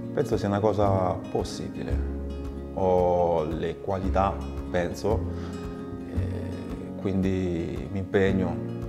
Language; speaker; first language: Italian; early bilingual, other home language; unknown